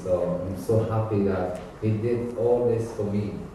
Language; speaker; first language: English; non-native, fluent; Persian